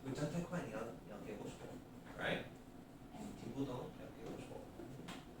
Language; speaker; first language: Chinese; non-native, fluent; English